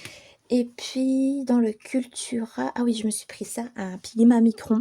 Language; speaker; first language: French; native; French